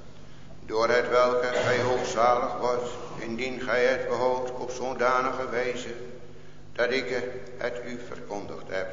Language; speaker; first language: Dutch; native; Dutch